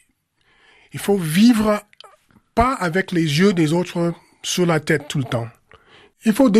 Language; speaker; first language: French; non-native, fluent; English